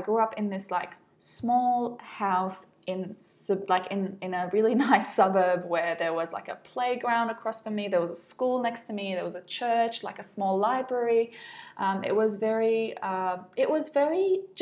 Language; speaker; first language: English; non-native, fluent; Arabic